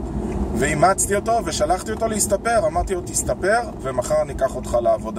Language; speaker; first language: Hebrew; native; Hebrew